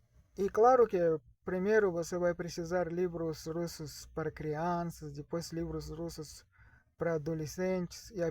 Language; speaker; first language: Portuguese; non-native, learner; Russian